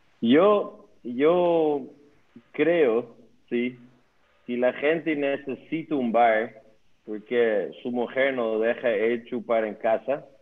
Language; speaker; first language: Spanish; non-native, learner; Dutch